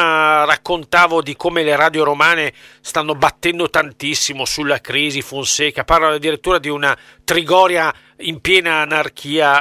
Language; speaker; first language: Italian; native; Italian